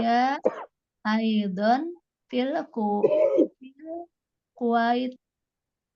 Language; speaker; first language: Arabic; non-native, learner; Indonesian